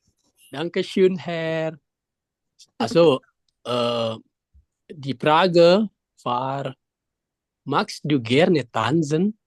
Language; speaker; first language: German; non-native, learner; Indonesian